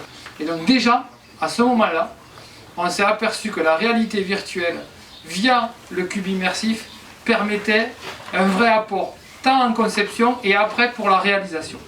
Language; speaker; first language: French; native; French